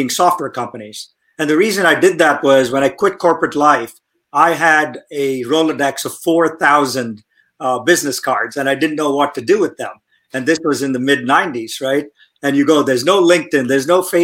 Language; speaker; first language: English; non-native, local second language; Tamil